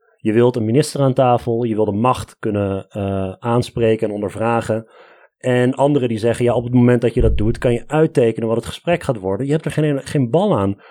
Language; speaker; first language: Dutch; early bilingual, other home language; Armenian